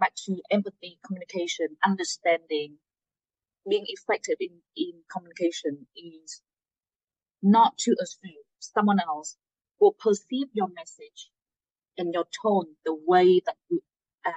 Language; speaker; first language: English; non-native, fluent; Vietnamese